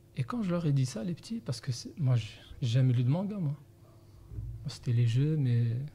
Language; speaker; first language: French; non-native, fluent; Arabic